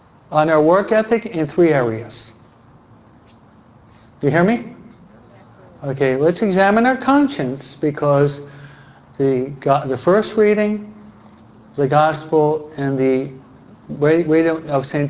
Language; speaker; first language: English; native; English